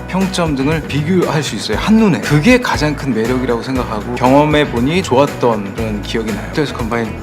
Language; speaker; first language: Korean; native; Korean